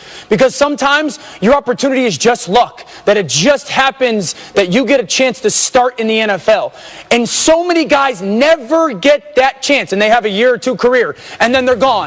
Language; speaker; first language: English; native; English